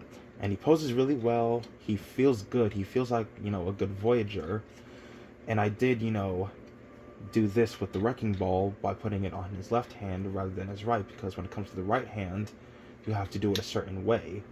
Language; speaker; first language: English; native; English